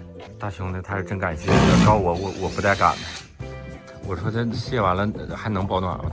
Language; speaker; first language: Chinese; native; Chinese